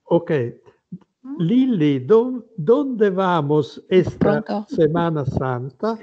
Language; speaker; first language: Spanish; non-native, learner; Italian